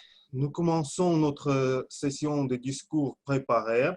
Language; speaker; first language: French; non-native, fluent; Russian